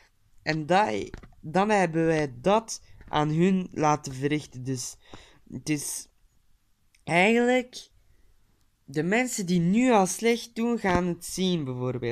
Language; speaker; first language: Dutch; early bilingual, other home language; Turkish